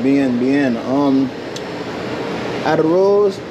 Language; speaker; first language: Spanish; non-native, learner; English